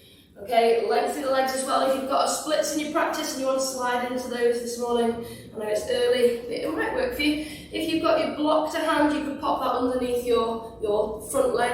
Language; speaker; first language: English; native; English